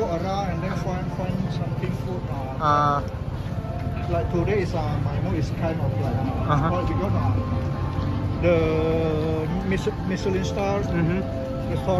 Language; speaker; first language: English; non-native, learner; Indonesian